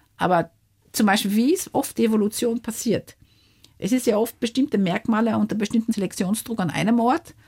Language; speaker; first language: German; early bilingual, heritage; Luxembourgish